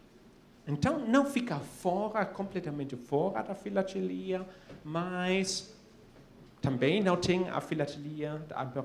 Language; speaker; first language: Portuguese; non-native, fluent; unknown